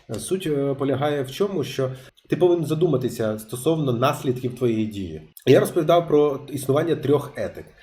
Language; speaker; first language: Ukrainian; non-native, local second language; Russian